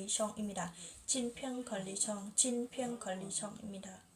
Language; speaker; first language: Korean; non-native, learner; Thai